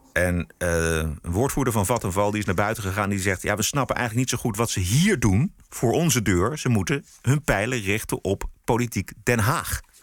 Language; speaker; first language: Dutch; native; Dutch